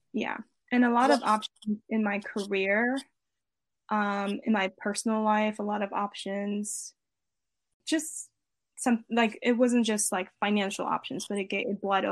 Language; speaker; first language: English; native; English